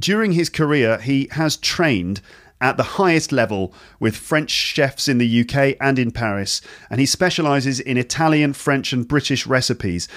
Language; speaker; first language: English; native; English